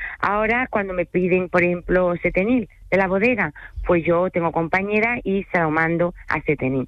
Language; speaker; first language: Spanish; early bilingual, other home language; French